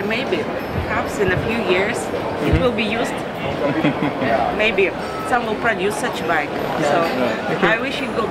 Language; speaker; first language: English; non-native, learner; Turkish